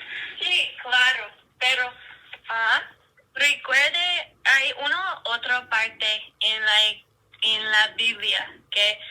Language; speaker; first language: Spanish; non-native, learner; English